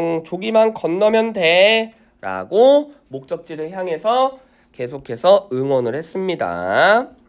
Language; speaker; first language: Korean; native; Korean